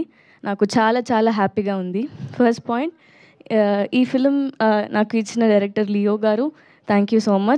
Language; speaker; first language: Telugu; non-native, learner; Tamil